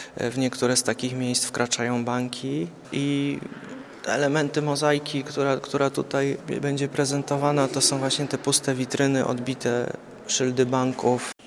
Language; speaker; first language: Polish; native; Polish